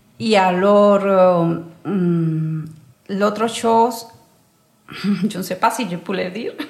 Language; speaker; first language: French; non-native, learner; Spanish